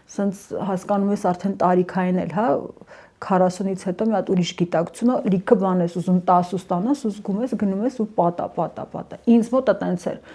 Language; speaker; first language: Armenian; early bilingual, heritage; Armenian